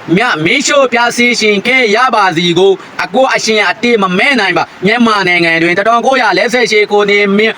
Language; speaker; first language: Burmese; non-native, local second language; Rohingya